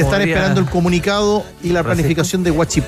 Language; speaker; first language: Spanish; native; Spanish